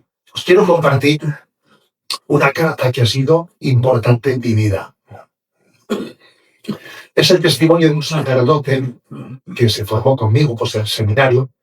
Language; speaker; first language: Spanish; native; Spanish